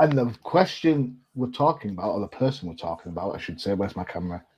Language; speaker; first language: English; native; English